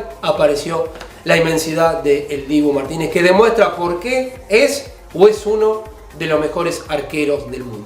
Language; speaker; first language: Spanish; native; Spanish